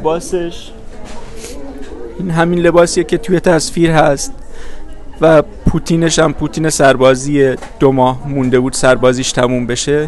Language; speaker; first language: Persian; native; Persian